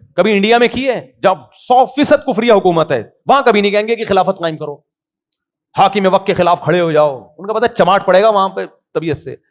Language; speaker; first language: Urdu; native; Urdu